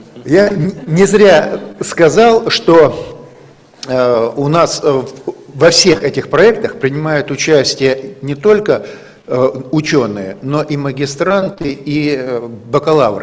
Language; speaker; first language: Russian; native; Russian